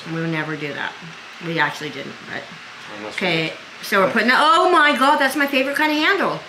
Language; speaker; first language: English; native; English